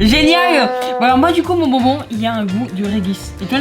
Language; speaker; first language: French; native; French